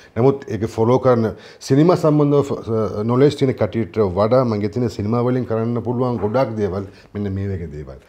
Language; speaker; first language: Sinhala; non-native, local second language; Tamil